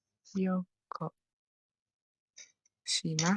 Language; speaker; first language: Japanese; non-native, fluent; Malay